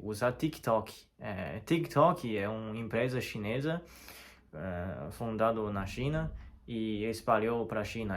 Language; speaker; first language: Portuguese; non-native, fluent; Chinese